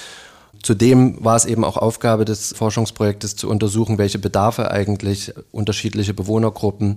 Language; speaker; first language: German; native; German